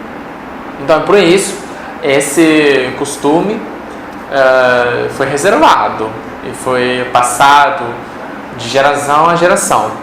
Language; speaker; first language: Portuguese; non-native, fluent; Chinese